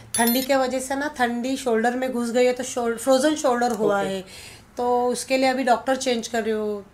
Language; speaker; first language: Hindi; non-native, local second language; Marathi